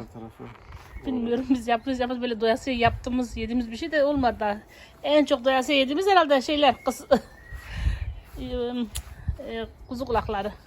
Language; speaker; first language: Turkish; native; Turkish